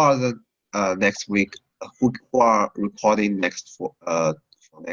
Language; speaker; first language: English; non-native, learner; Chinese